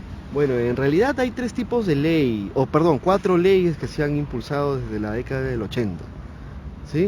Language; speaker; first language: Spanish; native; Spanish